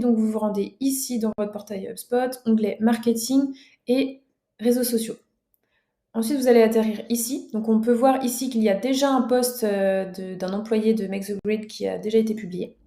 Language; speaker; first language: French; native; French